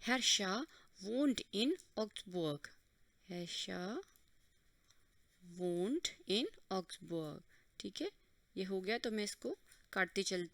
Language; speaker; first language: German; non-native, fluent; Hindi